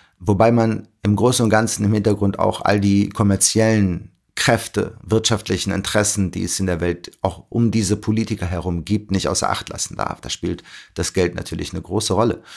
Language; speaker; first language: German; early bilingual, other home language; Arabic